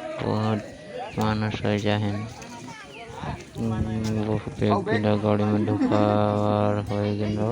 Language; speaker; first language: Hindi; non-native, local second language; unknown